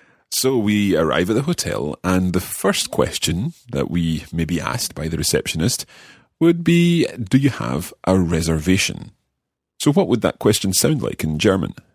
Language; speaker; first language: English; native; English